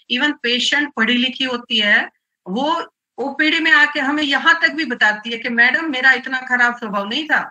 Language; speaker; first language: Hindi; non-native, local second language; Gujarati